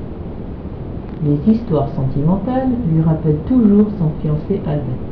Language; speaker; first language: French; native; French